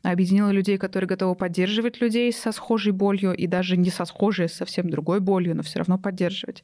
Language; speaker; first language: Russian; native; Russian